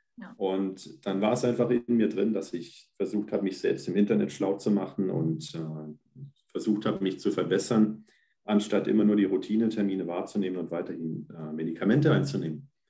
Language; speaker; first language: German; native; German